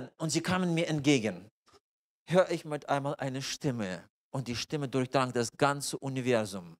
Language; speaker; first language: German; non-native, fluent; Russian